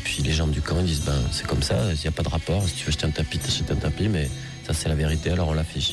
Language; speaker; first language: French; native; French